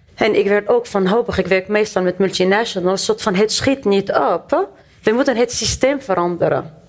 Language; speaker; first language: Dutch; non-native, fluent; Arabic